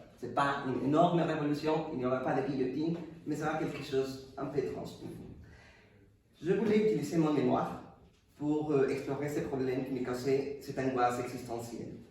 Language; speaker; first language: French; non-native, fluent; Spanish